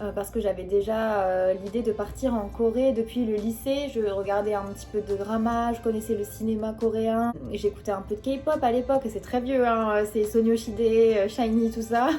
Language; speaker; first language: French; native; French